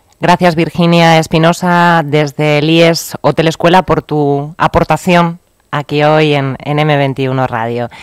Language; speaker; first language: Spanish; native; Spanish